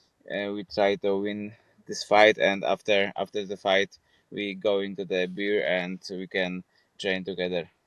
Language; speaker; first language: English; non-native, fluent; Polish